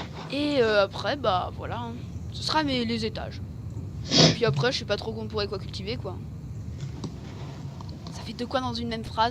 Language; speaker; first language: French; native; French